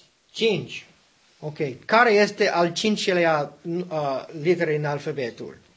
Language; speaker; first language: Romanian; non-native, learner; English